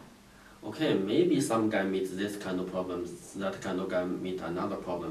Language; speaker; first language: English; non-native, learner; Chinese